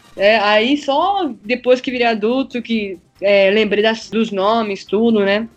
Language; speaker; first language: Portuguese; early bilingual, other home language; Japanese